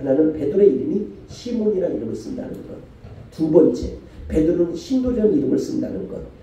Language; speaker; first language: Korean; native; Korean